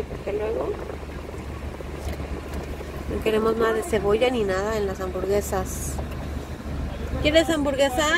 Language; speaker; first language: Spanish; native; Spanish